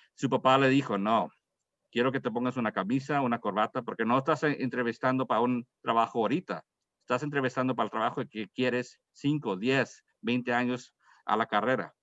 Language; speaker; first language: Spanish; early bilingual, heritage; Spanish